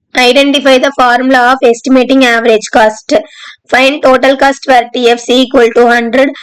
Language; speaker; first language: English; non-native, local second language; Tamil